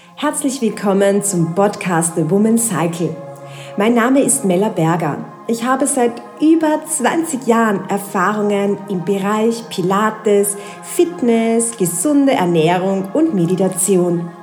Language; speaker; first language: German; native; German